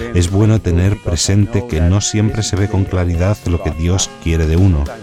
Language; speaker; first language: Spanish; non-native, fluent; Dutch